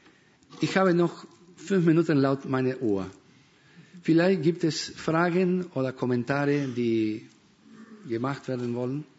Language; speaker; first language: German; non-native, fluent; Spanish